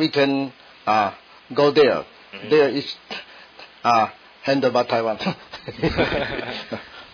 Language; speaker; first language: English; non-native, learner; Min Nan Chinese